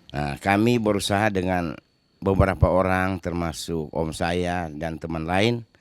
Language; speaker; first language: Indonesian; native; Indonesian